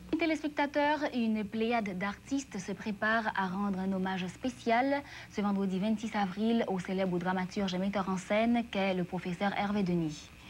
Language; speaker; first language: French; non-native, local second language; Haitian Creole